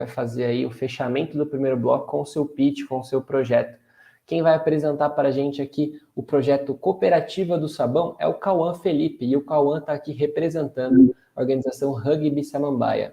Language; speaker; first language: Portuguese; native; Portuguese